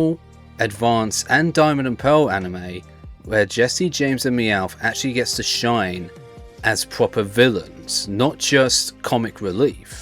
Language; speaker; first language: English; native; English